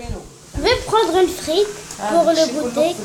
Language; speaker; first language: French; non-native, learner; Arabic